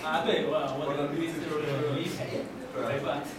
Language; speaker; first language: Chinese; non-native, learner; Portuguese